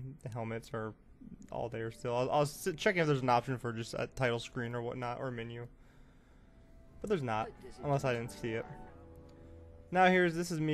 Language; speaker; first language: English; native; English